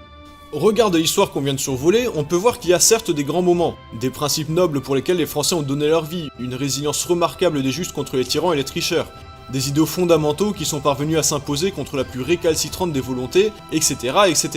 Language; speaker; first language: French; native; French